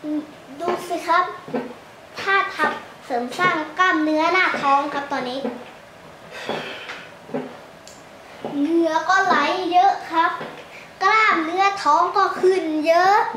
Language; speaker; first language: Thai; native; Thai